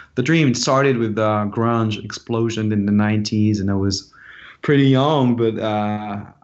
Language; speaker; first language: English; non-native, fluent; French